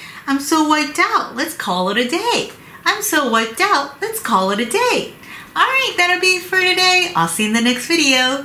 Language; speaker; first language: English; non-native, fluent; Japanese